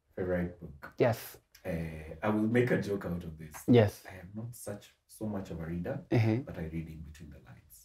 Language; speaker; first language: English; non-native, local second language; Swahili